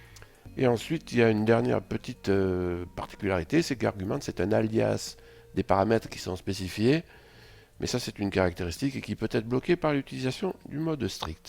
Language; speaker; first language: French; native; French